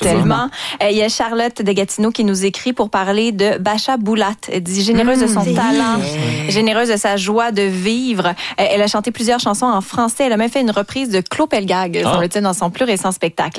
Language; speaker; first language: French; native; French